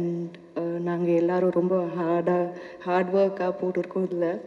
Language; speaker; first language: Tamil; non-native, learner; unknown